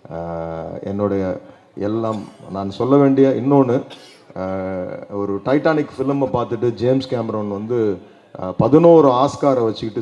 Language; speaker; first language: Tamil; native; Tamil